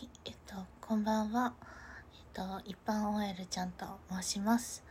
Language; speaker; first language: Japanese; native; Japanese